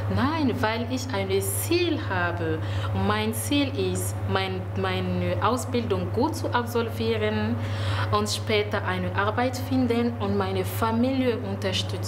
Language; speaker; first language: German; non-native, learner; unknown